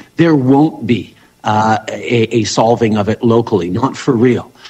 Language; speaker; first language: English; early bilingual, other home language; French